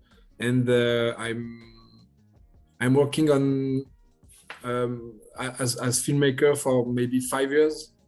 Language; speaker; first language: English; non-native, learner; French